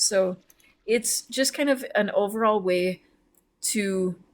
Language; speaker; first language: English; native; English